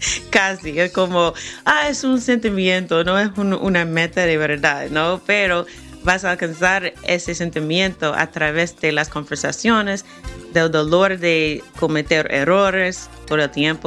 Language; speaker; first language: Spanish; non-native, fluent; English